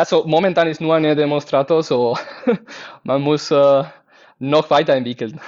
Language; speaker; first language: German; non-native, fluent; Spanish